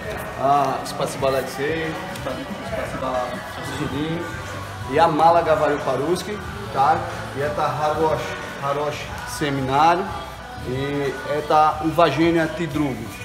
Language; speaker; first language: Russian; non-native, learner; Portuguese